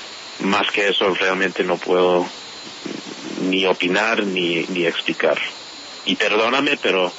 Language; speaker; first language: Spanish; non-native, fluent; English